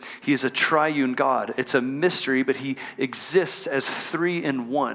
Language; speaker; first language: English; native; English